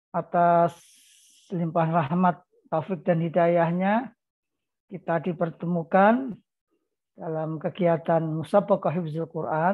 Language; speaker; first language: Indonesian; native; Indonesian